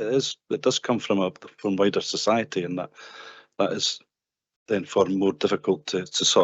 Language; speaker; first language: English; native; English